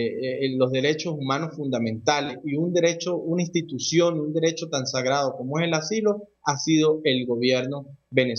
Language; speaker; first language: Spanish; native; Spanish